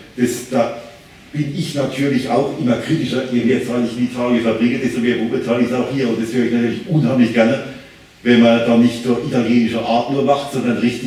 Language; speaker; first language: German; native; German